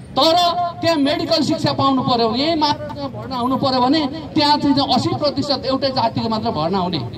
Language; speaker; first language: Nepali; non-native, local second language; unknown